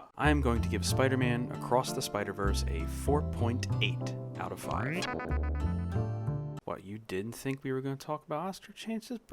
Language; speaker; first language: English; native; English